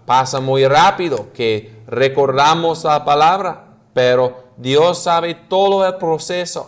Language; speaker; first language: Spanish; non-native, fluent; English